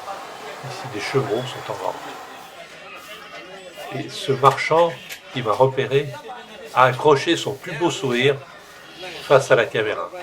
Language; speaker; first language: French; native; French